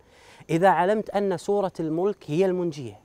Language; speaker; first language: Arabic; native; Arabic